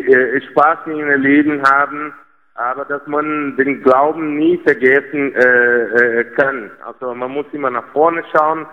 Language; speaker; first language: German; non-native, fluent; Portuguese